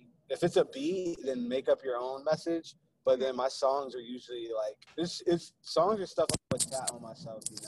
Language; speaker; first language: English; native; English